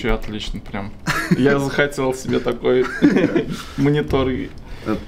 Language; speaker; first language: Russian; native; Russian